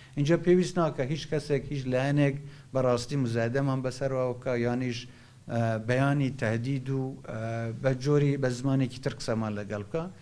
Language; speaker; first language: Central Kurdish; non-native, local second language; Kurdish